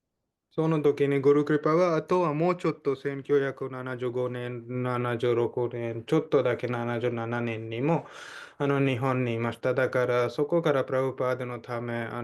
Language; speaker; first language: Japanese; non-native, fluent; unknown